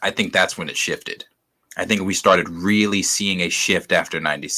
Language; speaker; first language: English; native; English